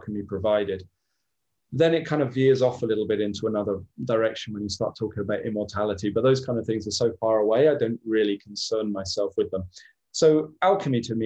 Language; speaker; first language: English; native; English